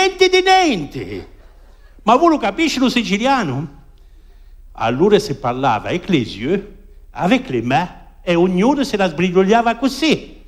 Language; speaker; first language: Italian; early bilingual, heritage; French